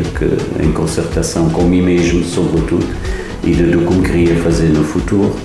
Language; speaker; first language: Portuguese; non-native, fluent; Kabuverdianu